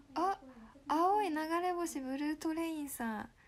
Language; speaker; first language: Japanese; native; Japanese